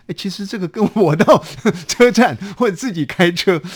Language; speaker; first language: Chinese; native; Chinese